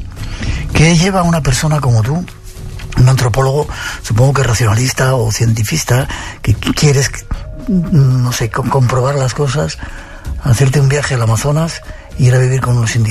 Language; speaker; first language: Spanish; native; Spanish